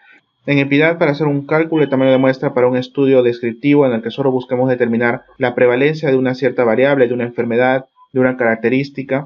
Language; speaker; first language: Spanish; native; Spanish